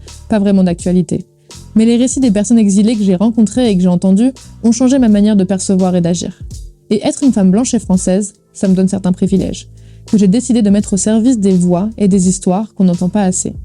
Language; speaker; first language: French; native; French